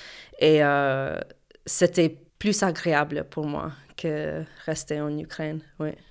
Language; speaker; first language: French; non-native, learner; English